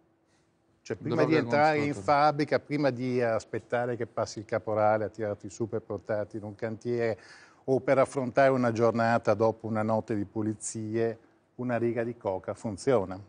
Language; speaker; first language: Italian; native; Italian